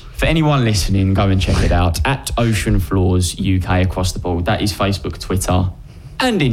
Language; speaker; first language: English; native; English